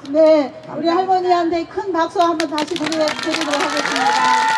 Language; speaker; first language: Korean; native; Korean